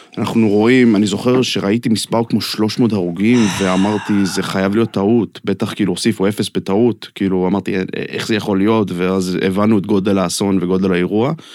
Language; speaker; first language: Hebrew; non-native, fluent; English